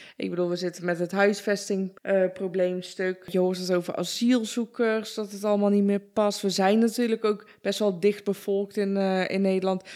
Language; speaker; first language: Dutch; early bilingual, other home language; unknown